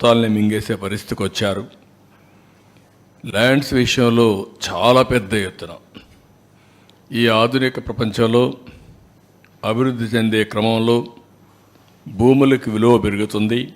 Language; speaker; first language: Telugu; native; Telugu